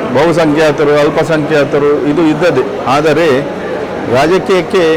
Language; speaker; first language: Kannada; native; Kannada